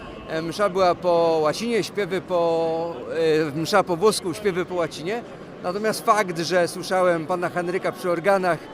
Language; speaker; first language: Polish; native; Polish